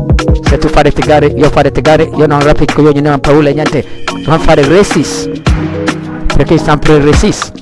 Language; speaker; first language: Italian; non-native, learner; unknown